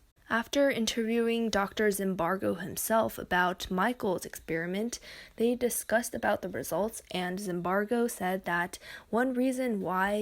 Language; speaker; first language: English; native; English